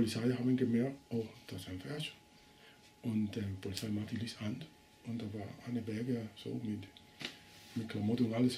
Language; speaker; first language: German; non-native, learner; Spanish